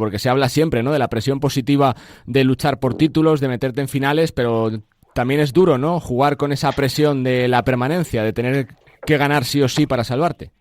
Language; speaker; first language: Spanish; native; Spanish